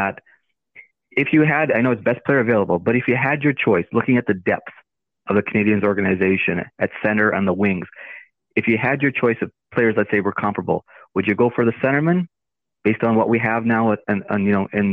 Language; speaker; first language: English; native; English